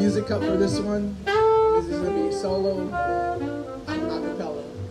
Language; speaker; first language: English; native; English